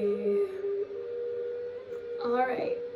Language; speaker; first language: English; native; English